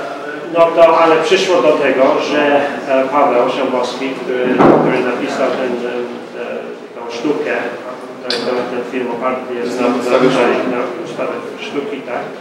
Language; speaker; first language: Polish; early bilingual, heritage; Polish